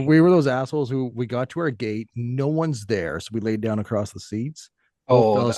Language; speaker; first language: English; native; English